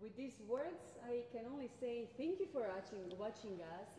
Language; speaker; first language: English; non-native, fluent; Romanian